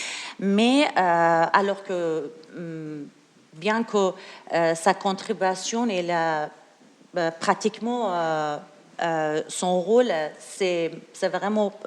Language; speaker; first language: French; non-native, learner; Persian